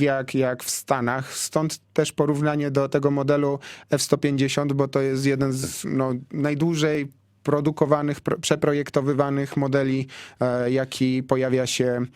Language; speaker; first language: Polish; native; Polish